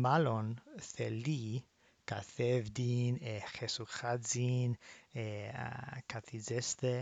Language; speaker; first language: Greek; non-native, fluent; English